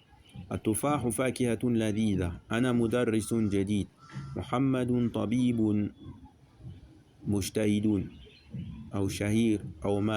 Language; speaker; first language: Arabic; non-native, fluent; French